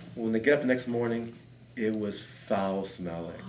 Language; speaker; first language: English; native; English